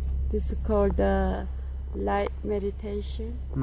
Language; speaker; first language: English; non-native, fluent; Korean